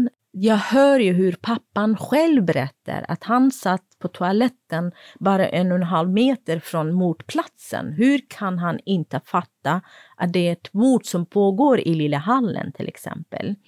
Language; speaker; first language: Swedish; non-native, fluent; Kurdish